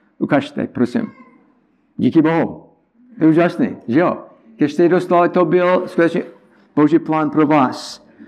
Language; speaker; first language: Czech; non-native, learner; English